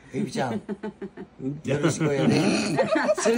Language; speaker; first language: Japanese; non-native, learner; Filipino